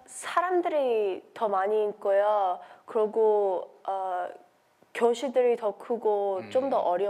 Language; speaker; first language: Korean; early bilingual, heritage; Korean